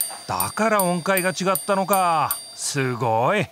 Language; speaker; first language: Japanese; native; Japanese